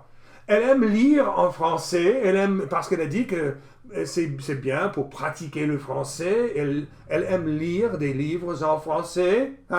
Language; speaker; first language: French; non-native, fluent; English